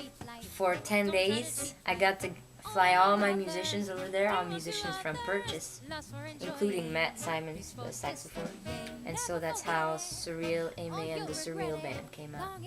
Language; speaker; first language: English; non-native, fluent; French